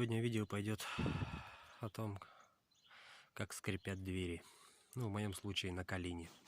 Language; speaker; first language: Russian; native; Russian